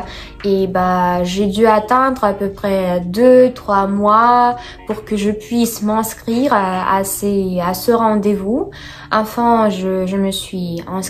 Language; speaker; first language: French; non-native, fluent; Russian